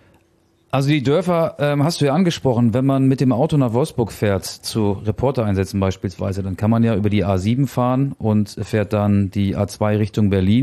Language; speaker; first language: German; native; German